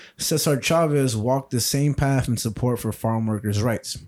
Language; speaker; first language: English; early bilingual, other home language; Spanish